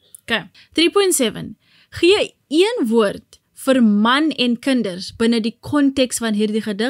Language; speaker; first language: Afrikaans; non-native, local second language; English